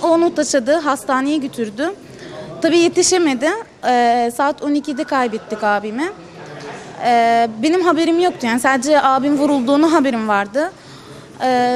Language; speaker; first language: Turkish; early bilingual, other home language; Arabic